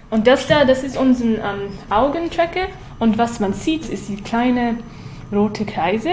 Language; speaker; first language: German; non-native, learner; English